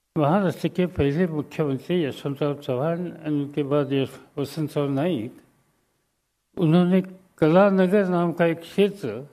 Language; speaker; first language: Hindi; non-native, local second language; Marathi